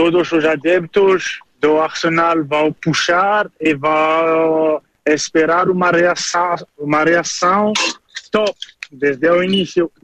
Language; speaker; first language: Portuguese; early bilingual, heritage; French